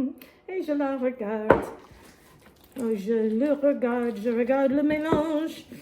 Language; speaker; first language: French; non-native, learner; English